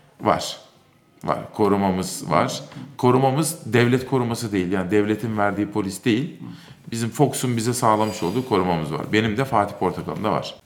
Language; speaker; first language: Turkish; native; Turkish